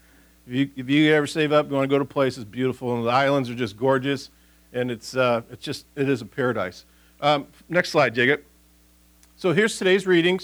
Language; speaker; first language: English; native; English